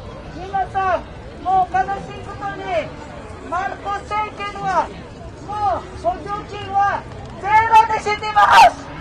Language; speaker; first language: Japanese; non-native, fluent; Filipino